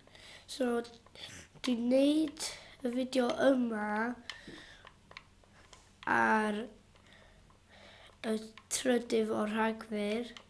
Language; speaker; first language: Welsh; non-native, local second language; English